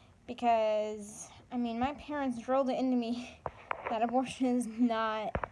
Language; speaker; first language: English; native; English